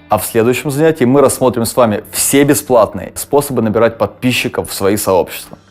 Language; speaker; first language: Russian; native; Russian